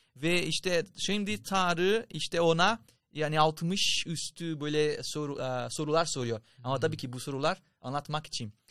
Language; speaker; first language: Turkish; non-native, fluent; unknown